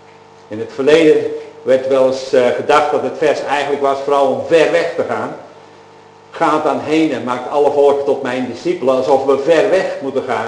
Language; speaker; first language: Dutch; native; Dutch